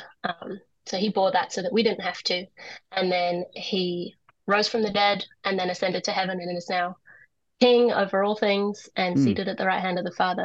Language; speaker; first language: English; native; English